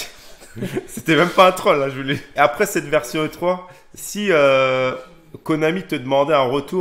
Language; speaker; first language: French; native; French